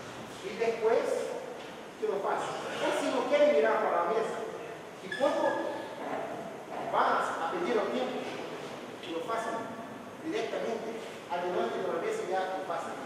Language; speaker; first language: Spanish; non-native, fluent; Portuguese